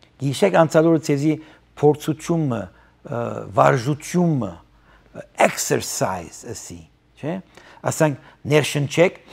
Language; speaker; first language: Armenian; early bilingual, heritage; Armenian